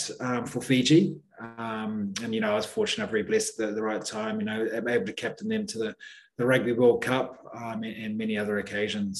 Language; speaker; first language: English; native; English